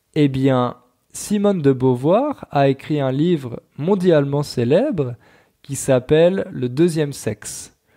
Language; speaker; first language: French; native; French